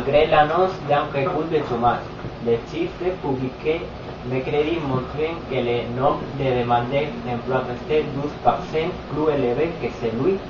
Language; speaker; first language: French; non-native, learner; Spanish